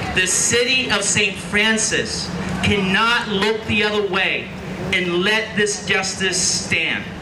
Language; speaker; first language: English; early bilingual, other home language; Spanish